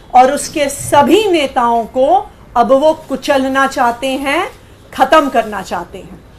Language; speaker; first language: Hindi; native; Hindi